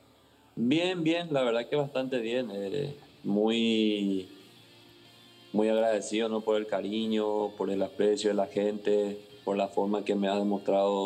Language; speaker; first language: Spanish; native; Spanish